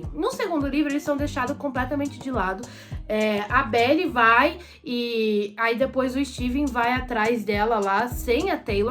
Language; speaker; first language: Portuguese; native; Portuguese